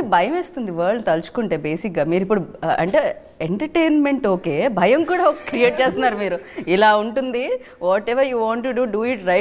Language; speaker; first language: Telugu; native; Telugu